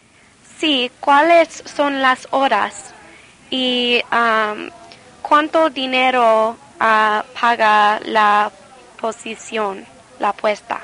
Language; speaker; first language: Spanish; non-native, learner; English